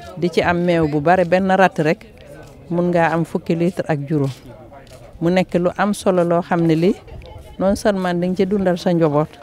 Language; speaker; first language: Wolof; non-native, local second language; Fula